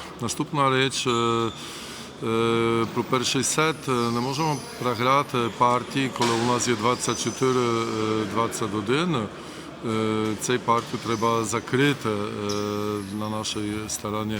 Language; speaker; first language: Ukrainian; non-native, learner; Polish